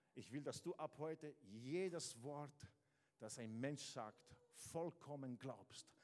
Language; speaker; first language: German; non-native, fluent; Italian